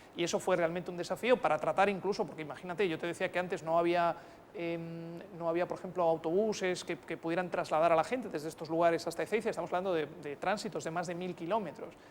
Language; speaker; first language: Spanish; native; Spanish